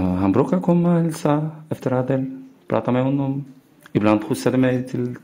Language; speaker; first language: Swedish; non-native, learner; Arabic